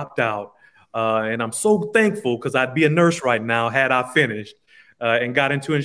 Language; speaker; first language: English; native; English